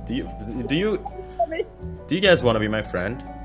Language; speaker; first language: English; non-native, fluent; Indonesian